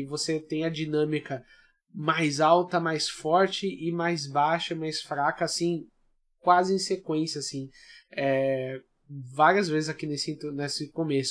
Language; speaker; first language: Portuguese; native; Portuguese